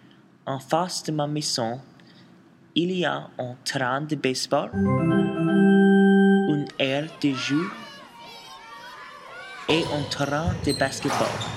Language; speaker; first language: French; non-native, learner; English